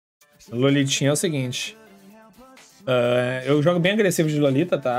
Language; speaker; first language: Portuguese; native; Portuguese